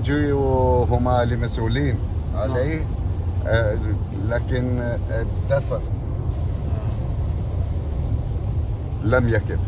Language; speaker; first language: Arabic; non-native, fluent; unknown